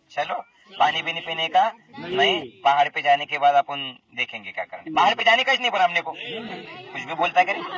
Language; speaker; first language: Hindi; non-native, local second language; Marathi